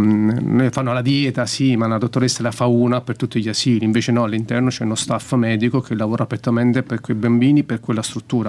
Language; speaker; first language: Italian; native; Italian